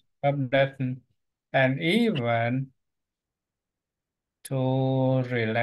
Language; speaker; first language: English; non-native, learner; Vietnamese